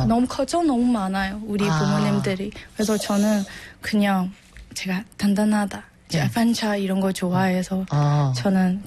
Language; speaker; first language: Korean; non-native, learner; Burmese